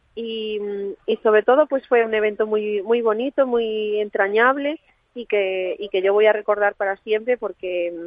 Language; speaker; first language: Spanish; native; Spanish